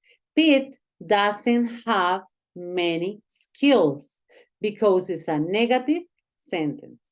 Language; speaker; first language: English; non-native, learner; Spanish